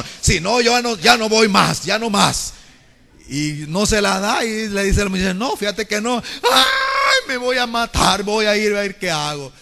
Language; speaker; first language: Spanish; native; Spanish